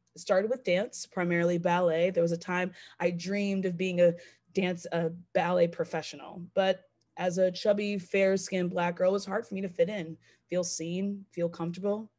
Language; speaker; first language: English; native; English